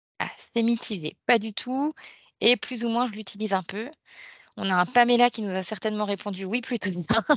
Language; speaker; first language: French; native; French